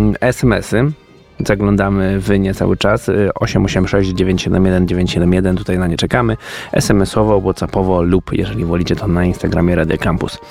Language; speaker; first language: Polish; native; Polish